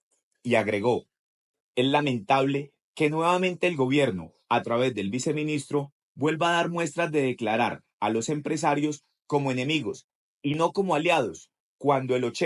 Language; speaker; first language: Spanish; native; Spanish